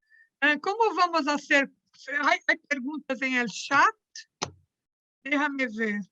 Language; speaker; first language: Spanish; non-native, learner; Portuguese